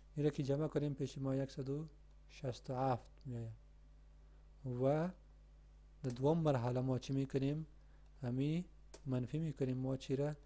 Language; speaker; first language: Persian; non-native, local second language; Pashto